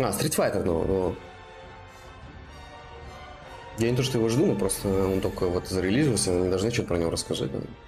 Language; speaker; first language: Russian; native; Russian